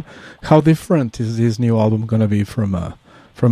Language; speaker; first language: English; non-native, fluent; Spanish